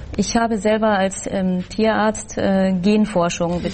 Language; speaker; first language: German; early bilingual, other home language; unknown